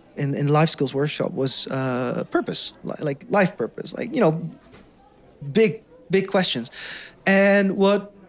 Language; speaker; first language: English; non-native, fluent; Dutch